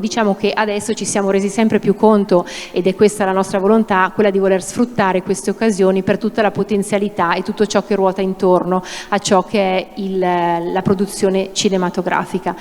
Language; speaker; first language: Italian; native; Italian